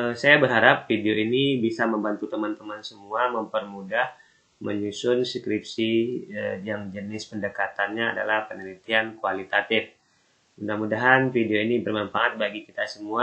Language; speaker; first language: Indonesian; native; Indonesian